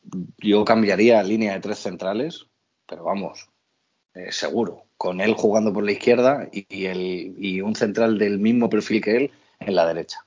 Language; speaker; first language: Spanish; native; Spanish